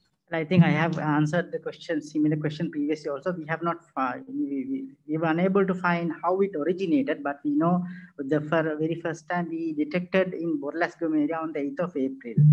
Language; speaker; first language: English; non-native, local second language; Sinhala